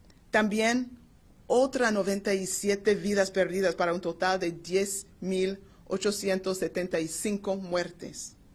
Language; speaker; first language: Spanish; non-native, learner; English